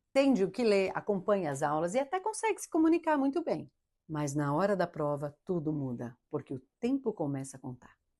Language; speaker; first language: Portuguese; early bilingual, heritage; Portuguese